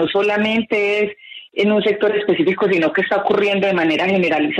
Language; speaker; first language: Spanish; native; Spanish